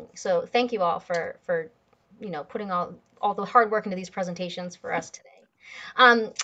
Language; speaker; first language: English; native; English